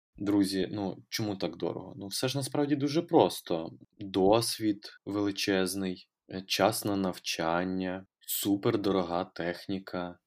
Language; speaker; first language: Ukrainian; native; Ukrainian